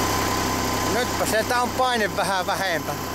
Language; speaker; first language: Finnish; native; Finnish